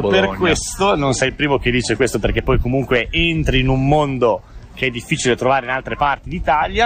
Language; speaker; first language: Italian; native; Italian